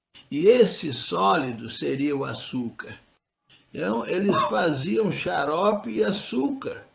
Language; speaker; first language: Portuguese; non-native, fluent; English